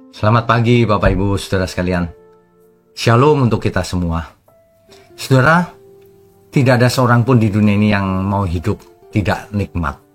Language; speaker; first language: Indonesian; native; Indonesian